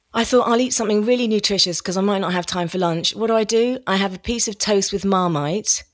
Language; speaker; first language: English; native; English